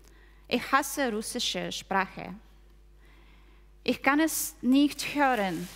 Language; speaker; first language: German; non-native, fluent; Ukrainian